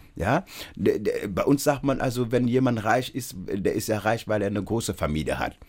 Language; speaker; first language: German; non-native, fluent; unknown